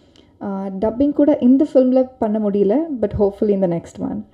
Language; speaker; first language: Tamil; non-native, learner; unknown